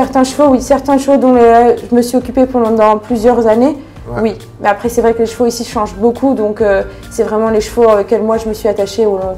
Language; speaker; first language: French; native; French